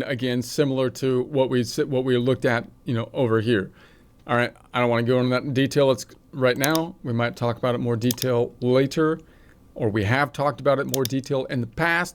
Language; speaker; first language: English; native; English